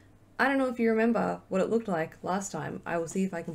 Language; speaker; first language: English; native; English